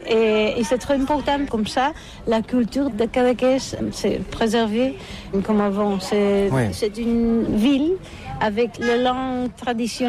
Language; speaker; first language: French; non-native, learner; Catalan